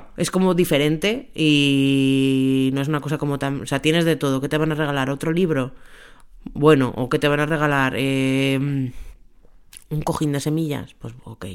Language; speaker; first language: Spanish; native; Spanish